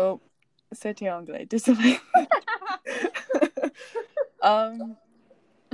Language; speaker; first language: French; non-native, learner; English